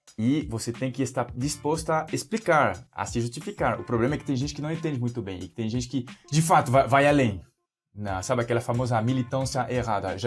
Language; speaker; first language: Portuguese; non-native, fluent; French